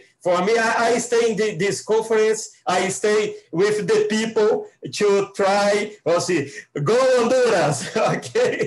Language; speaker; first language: English; non-native, learner; Portuguese